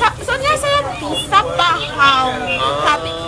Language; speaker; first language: Indonesian; non-native, fluent; Shona